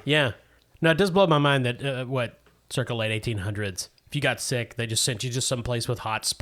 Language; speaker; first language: English; native; English